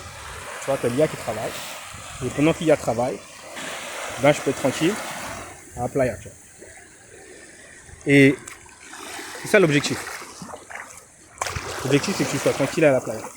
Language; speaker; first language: French; native; French